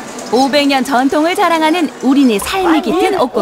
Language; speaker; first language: Korean; native; Korean